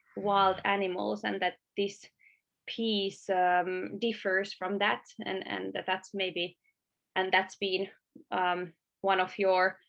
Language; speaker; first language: English; non-native, fluent; Finnish